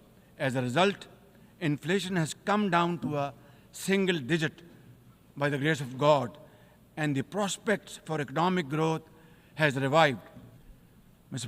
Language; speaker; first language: English; non-native, local second language; Urdu